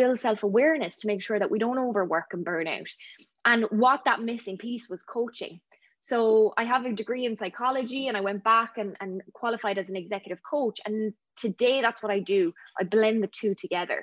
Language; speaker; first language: English; native; English